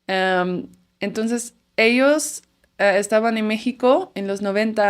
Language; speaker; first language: Spanish; non-native, fluent; Dutch